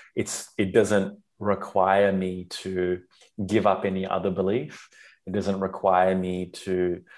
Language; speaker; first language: English; non-native, local second language; Sinhala